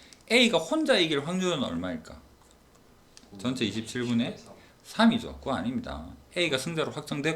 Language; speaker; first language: Korean; native; Korean